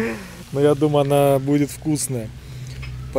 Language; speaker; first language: Russian; native; Russian